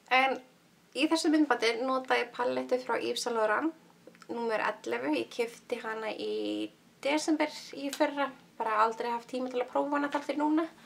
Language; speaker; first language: Icelandic; early bilingual, heritage; Icelandic